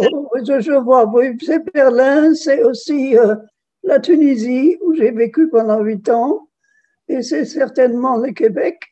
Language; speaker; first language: French; non-native, fluent; German